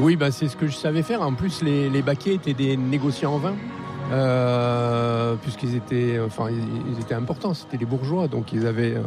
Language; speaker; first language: French; native; French